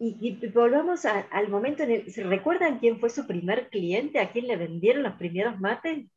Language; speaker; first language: Spanish; native; Spanish